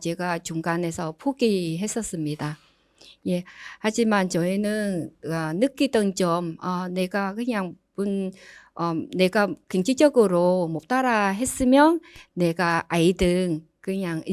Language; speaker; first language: Korean; non-native, learner; Vietnamese